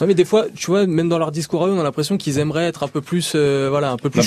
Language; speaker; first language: French; native; French